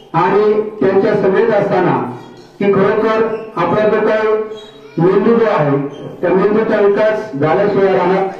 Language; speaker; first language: Marathi; native; Marathi